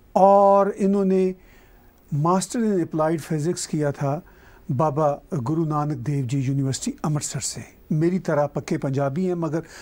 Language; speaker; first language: Urdu; non-native, local second language; Punjabi